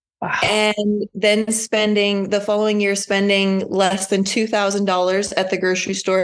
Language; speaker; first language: English; native; English